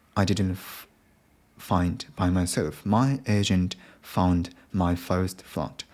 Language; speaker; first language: English; non-native, learner; Japanese